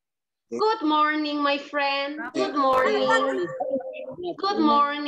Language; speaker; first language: English; non-native, learner; Spanish